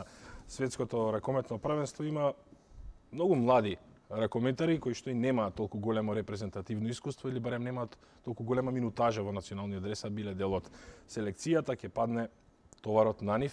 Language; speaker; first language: Macedonian; native; Macedonian